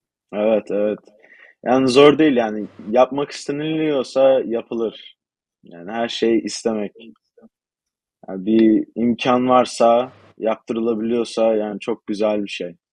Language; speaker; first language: Turkish; early bilingual, heritage; Turkish